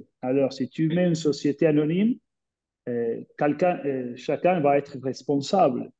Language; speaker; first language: French; non-native, fluent; Spanish